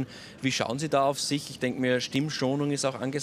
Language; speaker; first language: German; native; German